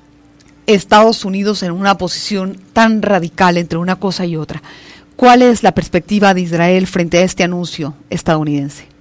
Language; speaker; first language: Spanish; native; Spanish